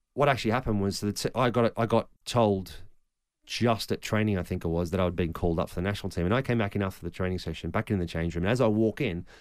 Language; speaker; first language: English; native; English